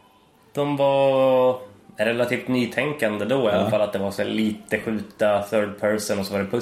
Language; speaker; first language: Swedish; native; Swedish